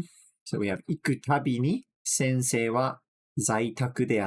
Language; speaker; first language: Japanese; non-native, fluent; English